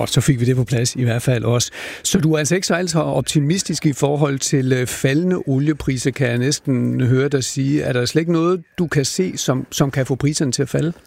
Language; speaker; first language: Danish; native; Danish